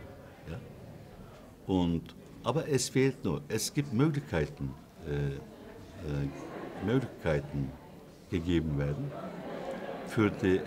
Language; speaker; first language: German; non-native, fluent; Turkish